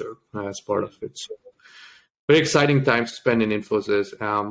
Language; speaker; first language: English; non-native, local second language; Tamil